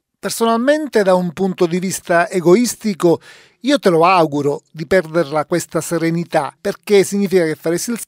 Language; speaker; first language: Italian; native; Italian